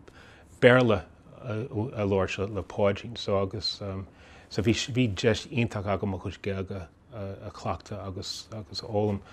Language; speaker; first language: Irish; non-native, fluent; English